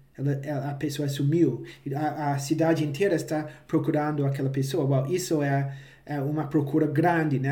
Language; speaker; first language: Portuguese; non-native, fluent; English